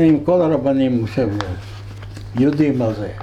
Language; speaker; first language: Hebrew; non-native, fluent; Yiddish